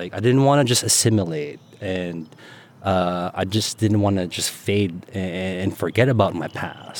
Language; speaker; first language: English; non-native, local second language; Filipino